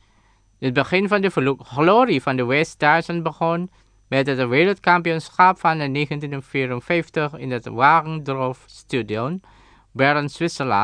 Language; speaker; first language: Dutch; non-native, learner; Indonesian